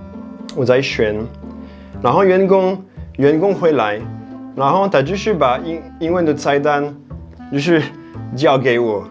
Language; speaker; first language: Chinese; non-native, fluent; French